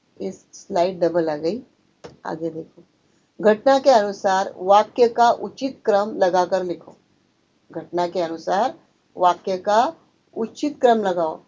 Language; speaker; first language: Hindi; non-native, local second language; Marathi